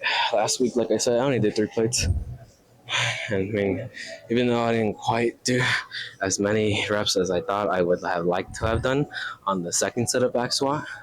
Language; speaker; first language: English; native; English